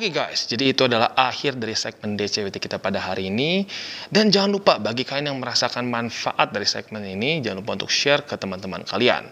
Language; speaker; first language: Indonesian; native; Indonesian